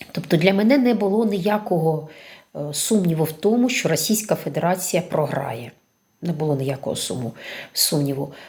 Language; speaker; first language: Ukrainian; non-native, local second language; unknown